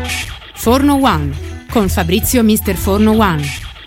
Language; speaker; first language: Italian; native; Italian